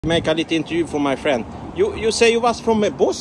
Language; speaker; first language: English; non-native, learner; Swedish